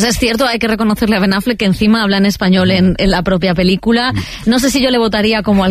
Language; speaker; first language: Spanish; native; Spanish